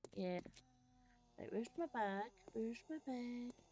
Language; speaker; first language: English; native; English